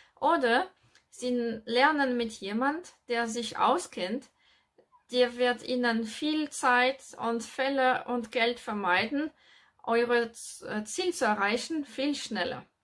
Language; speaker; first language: German; non-native, learner; French